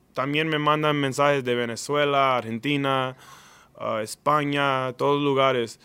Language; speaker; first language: Spanish; early bilingual, other home language; English